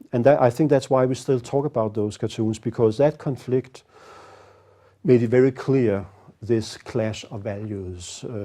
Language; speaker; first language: English; non-native, fluent; Danish